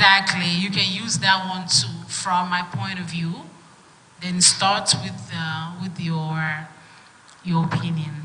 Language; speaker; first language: English; non-native, fluent; French